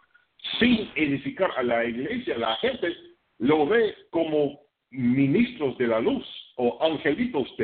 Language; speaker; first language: Spanish; non-native, fluent; English